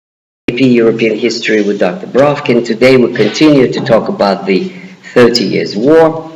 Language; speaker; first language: English; non-native, fluent; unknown